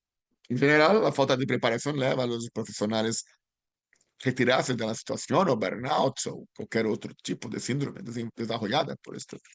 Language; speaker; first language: Spanish; non-native, learner; Portuguese